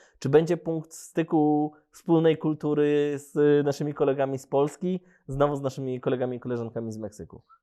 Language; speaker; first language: Polish; native; Polish